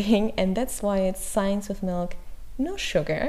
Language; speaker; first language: English; non-native, fluent; German